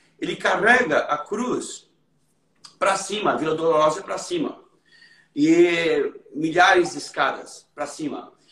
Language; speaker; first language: Portuguese; native; Portuguese